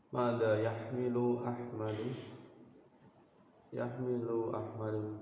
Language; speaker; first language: Arabic; non-native, learner; Indonesian